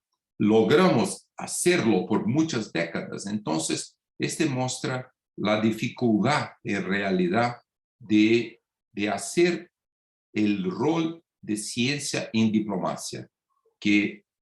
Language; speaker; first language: Spanish; non-native, fluent; Portuguese